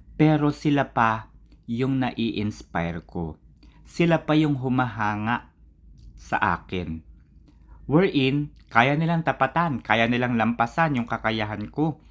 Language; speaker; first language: Filipino; native; Filipino